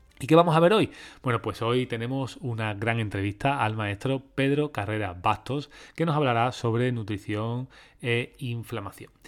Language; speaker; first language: Spanish; native; Spanish